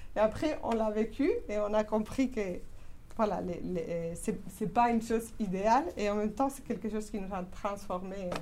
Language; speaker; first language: French; non-native, fluent; Spanish